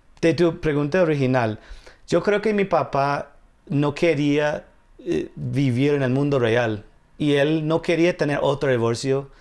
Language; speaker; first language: Spanish; non-native, fluent; English